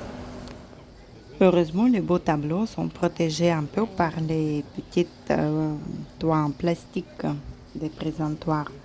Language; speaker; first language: French; non-native, fluent; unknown